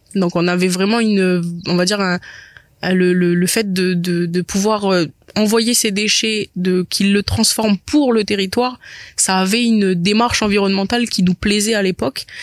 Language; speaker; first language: French; native; French